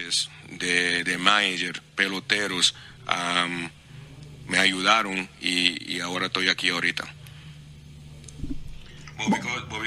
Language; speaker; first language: Spanish; non-native, fluent; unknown